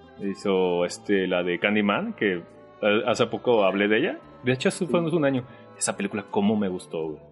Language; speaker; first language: Spanish; native; Spanish